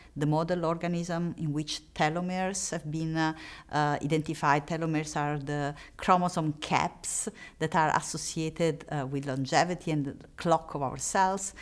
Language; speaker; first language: English; non-native, fluent; Italian